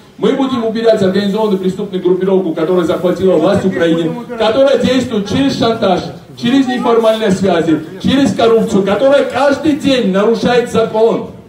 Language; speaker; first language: Russian; non-native, local second language; Georgian